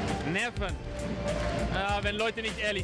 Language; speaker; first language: German; non-native, fluent; Dutch